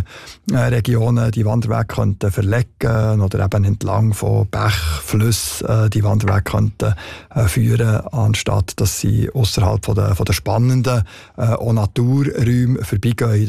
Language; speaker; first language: German; native; German